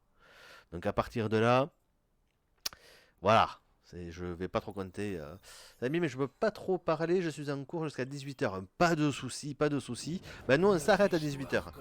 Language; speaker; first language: French; native; French